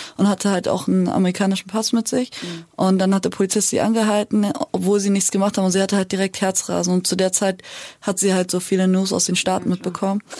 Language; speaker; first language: German; early bilingual, other home language; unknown